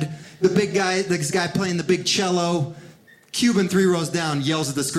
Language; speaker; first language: English; early bilingual, other home language; Spanish